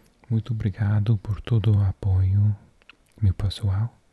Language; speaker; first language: Portuguese; non-native, learner; English